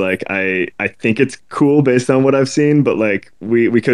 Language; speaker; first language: English; native; English